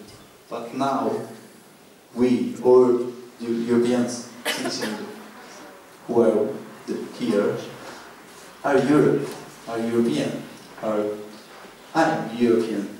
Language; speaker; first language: English; non-native, learner; Italian